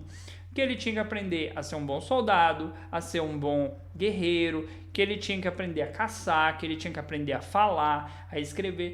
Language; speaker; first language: Portuguese; native; Portuguese